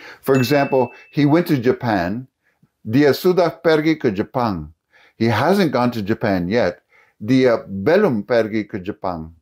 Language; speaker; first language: Indonesian; non-native, fluent; English